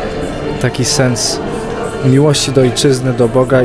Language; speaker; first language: Polish; early bilingual, heritage; English